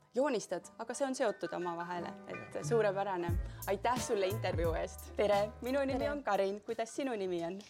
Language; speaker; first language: Estonian; native; Estonian